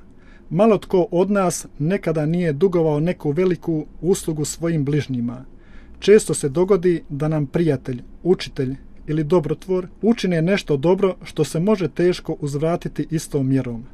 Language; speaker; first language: Croatian; native; Croatian